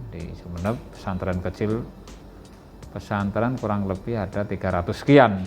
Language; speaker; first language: Indonesian; native; Indonesian